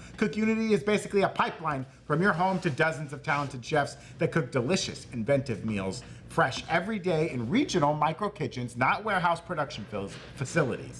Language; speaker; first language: English; native; English